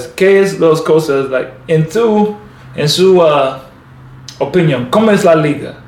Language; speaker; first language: Spanish; non-native, learner; English